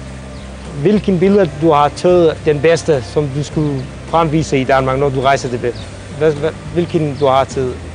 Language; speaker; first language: Danish; non-native, fluent; Central Kurdish